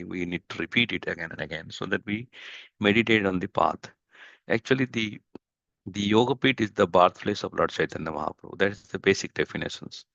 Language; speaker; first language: English; non-native, fluent; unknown